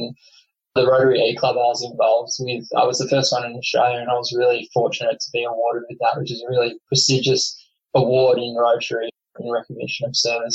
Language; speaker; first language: English; native; English